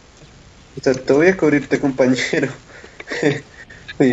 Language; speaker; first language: Spanish; native; Spanish